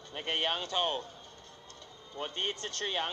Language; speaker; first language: Chinese; non-native, learner; English